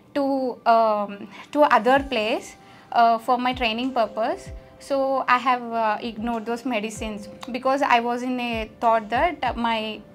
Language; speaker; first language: English; non-native, local second language; Telugu